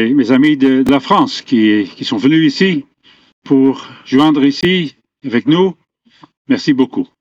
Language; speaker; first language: French; non-native, learner; Dutch